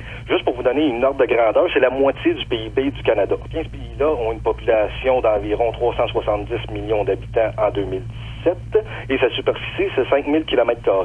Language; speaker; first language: French; native; French